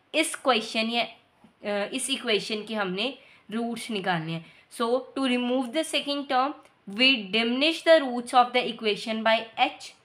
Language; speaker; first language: Hindi; native; Hindi